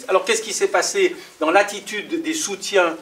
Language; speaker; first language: French; native; French